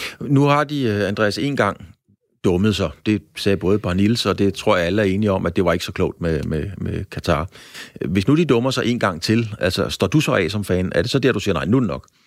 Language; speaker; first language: Danish; native; Danish